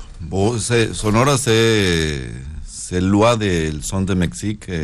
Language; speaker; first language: French; non-native, learner; Spanish